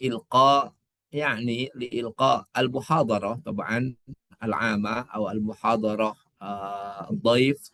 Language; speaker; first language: Arabic; non-native, fluent; Indonesian